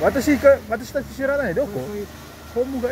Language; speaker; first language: Japanese; non-native, learner; Indonesian